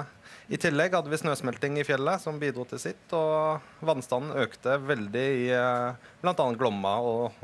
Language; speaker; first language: Norwegian; native; Norwegian